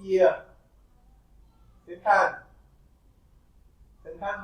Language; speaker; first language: English; non-native, fluent; Thai